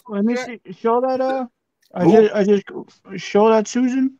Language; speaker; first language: English; native; English